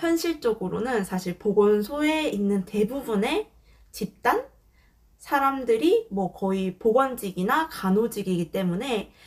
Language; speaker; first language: Korean; native; Korean